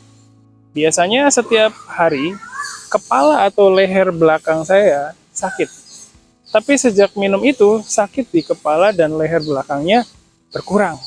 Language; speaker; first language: Indonesian; native; Indonesian